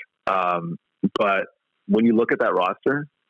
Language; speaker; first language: English; native; English